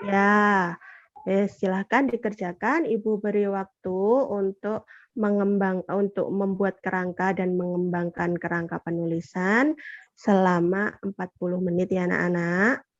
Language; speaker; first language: Indonesian; native; Indonesian